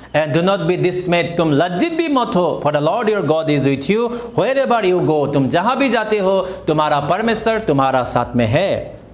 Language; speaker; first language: Hindi; non-native, local second language; Assamese